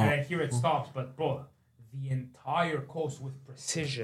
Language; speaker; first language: English; native; English